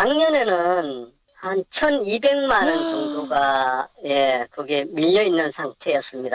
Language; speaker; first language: Korean; native; Korean